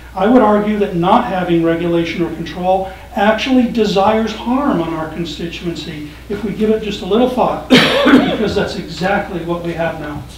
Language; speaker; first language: English; native; English